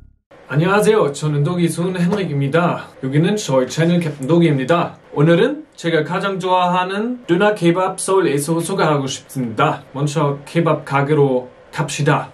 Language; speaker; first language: Korean; non-native, learner; German